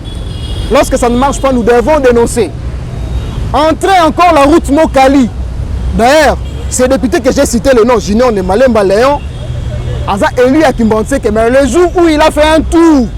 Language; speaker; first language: French; non-native, local second language; Lingala